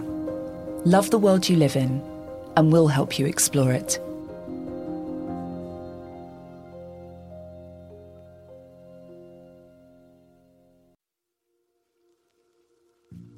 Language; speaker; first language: English; native; English